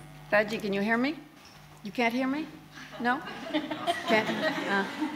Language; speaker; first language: English; non-native, fluent; Spanish